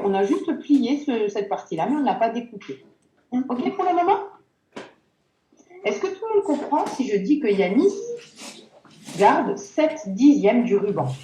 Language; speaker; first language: French; native; French